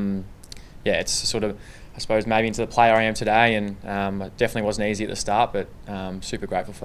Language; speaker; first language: English; native; English